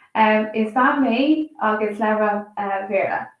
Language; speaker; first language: English; native; English